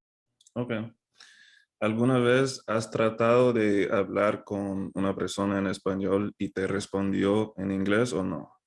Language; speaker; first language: Spanish; non-native, fluent; English